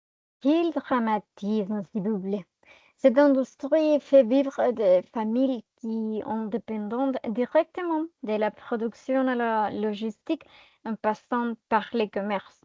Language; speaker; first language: French; non-native, fluent; Spanish